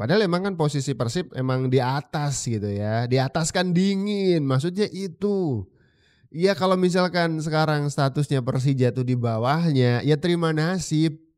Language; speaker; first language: Indonesian; native; Indonesian